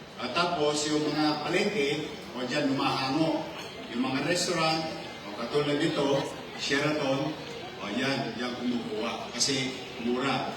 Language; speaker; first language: Filipino; native; Filipino